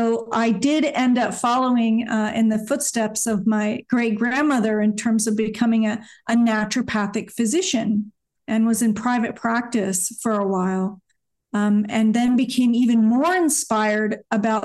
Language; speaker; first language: English; native; English